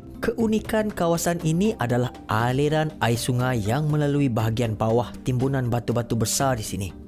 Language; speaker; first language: Malay; native; Malay